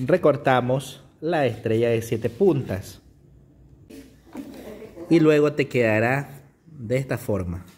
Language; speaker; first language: Spanish; native; Spanish